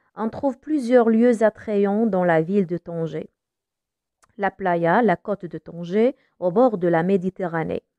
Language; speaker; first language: French; non-native, local second language; Arabic